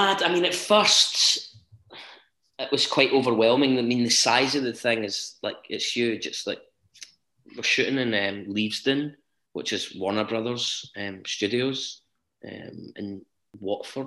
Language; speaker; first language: English; native; English